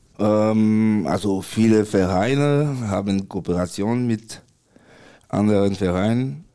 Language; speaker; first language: German; non-native, fluent; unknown